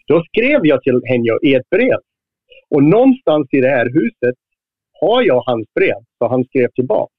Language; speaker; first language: Swedish; non-native, fluent; English